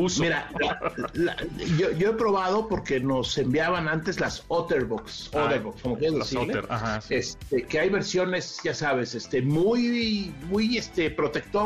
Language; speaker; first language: Spanish; native; Spanish